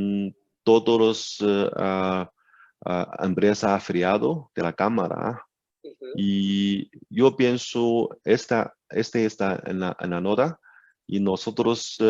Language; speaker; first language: Spanish; non-native, learner; Chinese